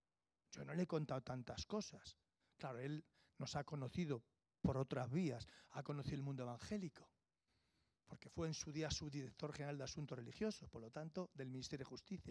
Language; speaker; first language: Spanish; native; Spanish